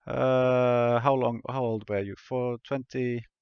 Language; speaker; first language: English; non-native, fluent; Finnish